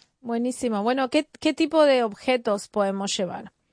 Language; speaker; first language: Spanish; native; Spanish